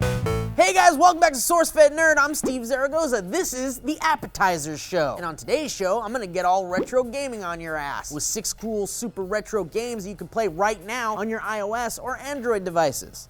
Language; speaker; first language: English; native; English